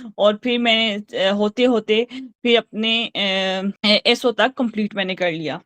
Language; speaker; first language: Urdu; native; Urdu